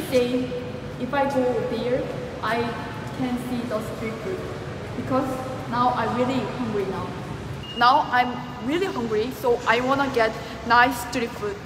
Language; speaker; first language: English; non-native, learner; Korean